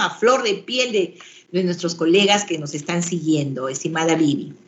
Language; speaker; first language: Spanish; native; Spanish